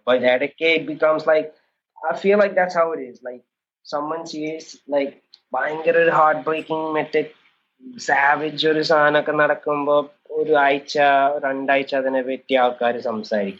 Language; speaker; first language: English; early bilingual, other home language; Malayalam